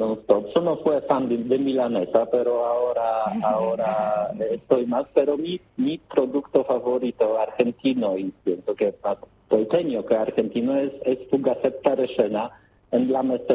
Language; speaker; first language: Spanish; non-native, learner; Polish